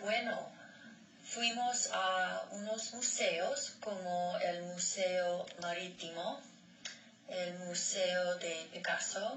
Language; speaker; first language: Spanish; non-native, learner; English